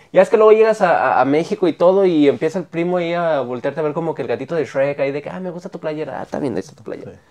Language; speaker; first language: Spanish; native; Spanish